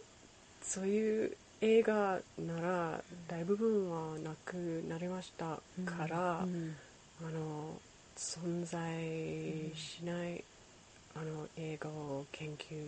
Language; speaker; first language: Japanese; non-native, learner; English